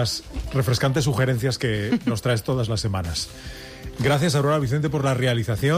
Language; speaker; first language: Spanish; native; Spanish